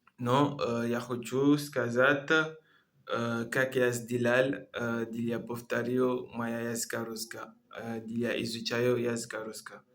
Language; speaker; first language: Russian; non-native, learner; Comorian